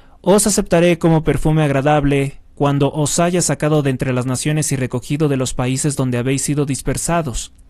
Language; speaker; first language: Spanish; native; Spanish